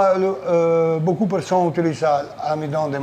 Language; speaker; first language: French; non-native, learner; Italian